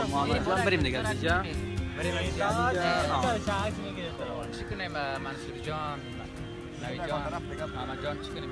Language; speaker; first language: Persian; native; Persian